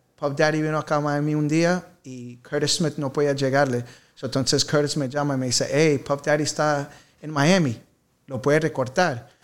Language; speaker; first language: Spanish; early bilingual, heritage; Spanish